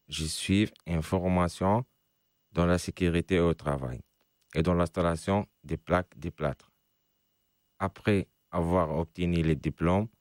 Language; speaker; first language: French; non-native, local second language; Arabic